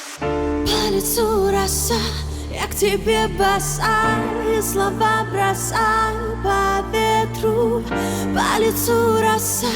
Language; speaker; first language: Ukrainian; native; Ukrainian